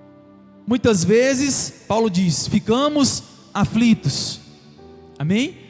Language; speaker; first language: Portuguese; native; Portuguese